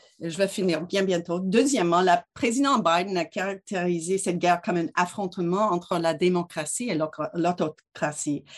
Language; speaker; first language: French; non-native, local second language; English